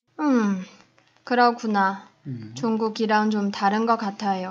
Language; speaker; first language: Korean; non-native, fluent; Chinese